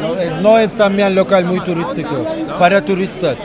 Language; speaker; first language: Spanish; non-native, learner; Turkish